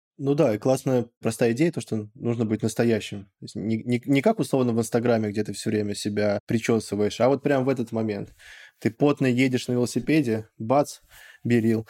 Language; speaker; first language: Russian; native; Russian